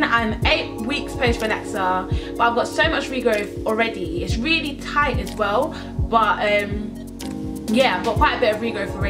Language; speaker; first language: English; native; English